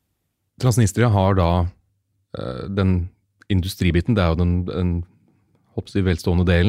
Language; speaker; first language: Norwegian; native; Norwegian